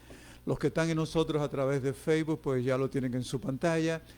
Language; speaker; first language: Spanish; native; Spanish